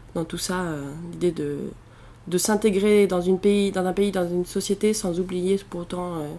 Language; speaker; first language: French; native; French